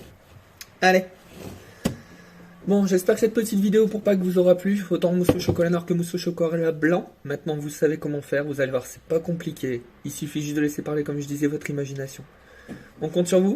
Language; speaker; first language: French; native; French